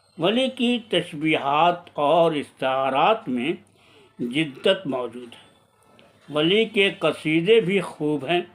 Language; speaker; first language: Urdu; native; Urdu